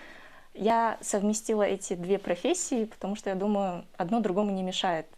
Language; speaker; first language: Russian; early bilingual, other home language; Kyrgyz